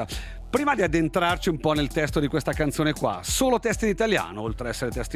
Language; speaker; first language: Italian; native; Italian